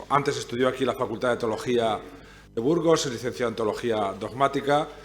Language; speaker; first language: Spanish; native; Spanish